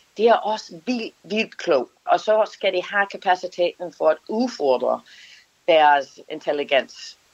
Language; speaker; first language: Danish; non-native, fluent; English